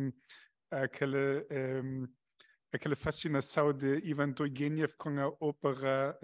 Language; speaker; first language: Portuguese; non-native, fluent; German